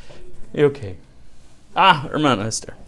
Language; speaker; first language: Spanish; non-native, learner; English